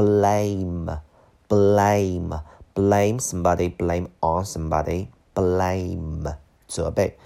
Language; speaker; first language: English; non-native, fluent; Chinese